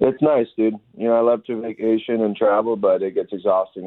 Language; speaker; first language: English; native; English